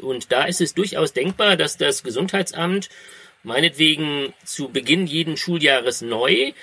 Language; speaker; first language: German; native; German